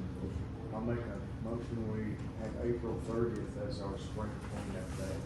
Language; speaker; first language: English; native; English